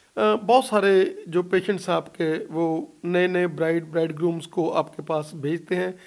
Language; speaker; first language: Hindi; non-native, local second language; Punjabi